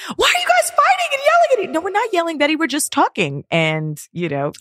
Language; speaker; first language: English; native; English